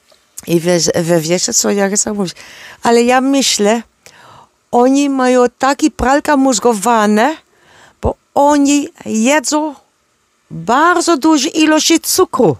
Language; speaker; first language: Polish; non-native, learner; Dutch